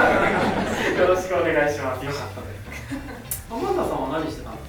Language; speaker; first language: Japanese; native; Japanese